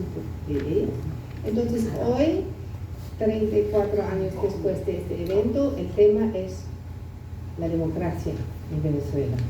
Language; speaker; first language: Spanish; non-native, fluent; German